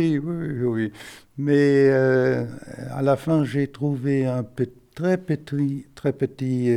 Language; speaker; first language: French; non-native, fluent; German